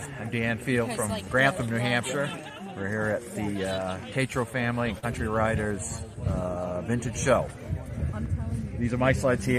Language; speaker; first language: English; native; English